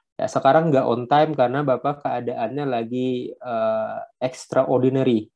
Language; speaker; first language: Indonesian; non-native, local second language; Banjar